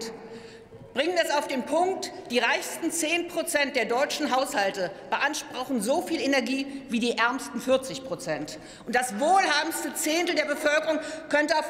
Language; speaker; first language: German; native; German